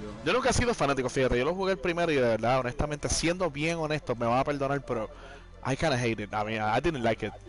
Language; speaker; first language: Spanish; early bilingual, heritage; Spanish